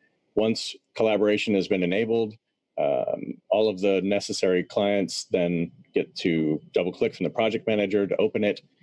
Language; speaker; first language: English; native; English